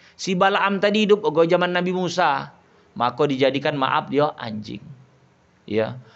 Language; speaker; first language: Malay; native; Malay